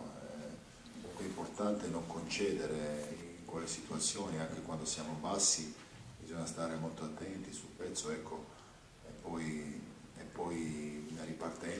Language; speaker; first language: Italian; non-native, fluent; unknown